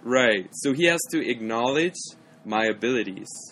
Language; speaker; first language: English; native; English